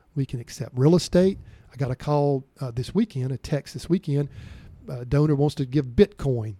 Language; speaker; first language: English; native; English